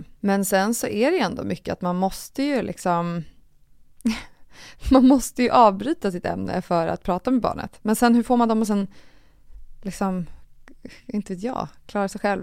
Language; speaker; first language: Swedish; native; Swedish